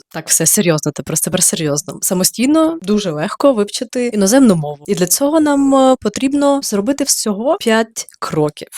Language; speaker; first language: Ukrainian; native; Ukrainian